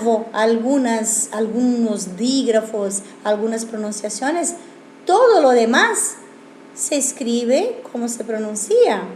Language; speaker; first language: Spanish; non-native, fluent; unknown